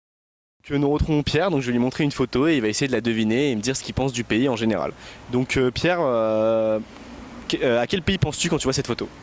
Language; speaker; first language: French; native; French